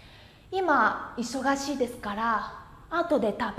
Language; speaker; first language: Japanese; non-native, fluent; Vietnamese